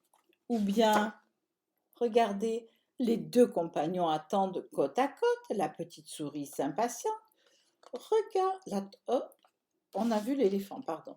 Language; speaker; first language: French; native; French